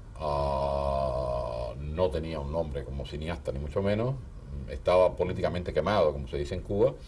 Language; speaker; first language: Spanish; native; Spanish